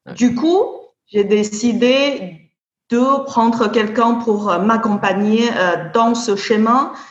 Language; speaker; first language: French; non-native, fluent; Chinese